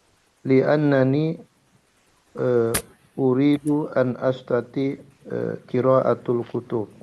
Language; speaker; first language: Arabic; non-native, learner; Indonesian